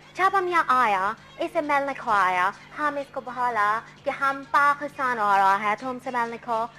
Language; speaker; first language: Urdu; non-native, learner; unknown